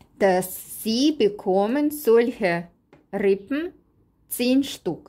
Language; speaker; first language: German; non-native, learner; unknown